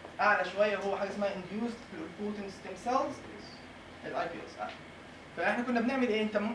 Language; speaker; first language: Arabic; native; Arabic